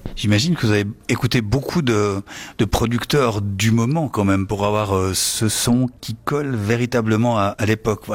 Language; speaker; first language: French; native; French